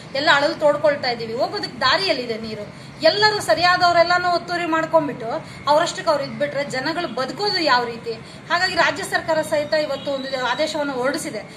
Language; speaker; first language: Kannada; native; Kannada